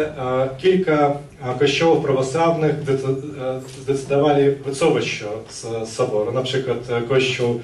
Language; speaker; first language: Polish; non-native, fluent; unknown